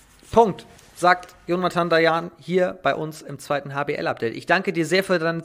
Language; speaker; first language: German; native; German